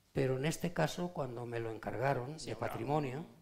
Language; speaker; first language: Spanish; native; Spanish